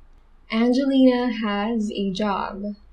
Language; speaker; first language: English; non-native, local second language; Filipino